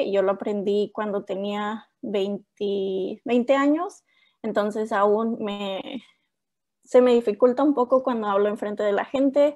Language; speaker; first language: Spanish; non-native, local second language; English